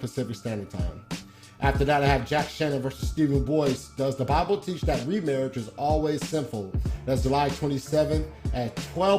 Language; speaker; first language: English; native; English